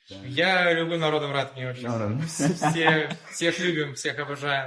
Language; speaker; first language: Russian; native; Russian